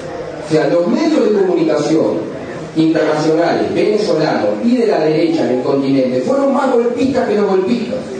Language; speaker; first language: Spanish; native; Spanish